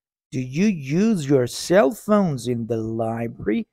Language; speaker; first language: English; non-native, fluent; Persian